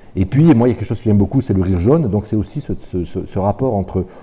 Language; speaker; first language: French; native; French